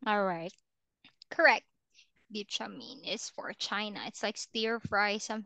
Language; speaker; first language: English; non-native, fluent; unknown